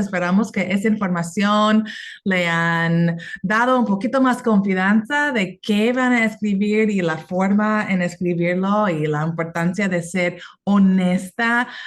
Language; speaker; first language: Spanish; non-native, fluent; English